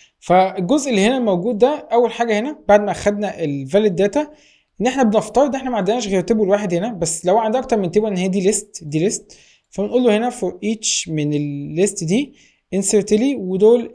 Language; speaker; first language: Arabic; native; Arabic